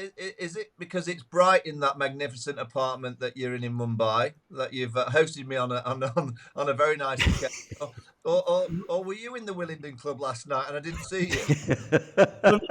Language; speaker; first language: English; native; English